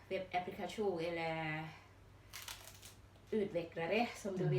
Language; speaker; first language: Swedish; non-native, learner; Thai